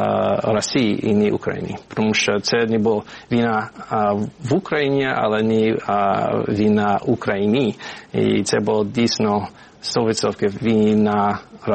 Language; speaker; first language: Ukrainian; non-native, learner; English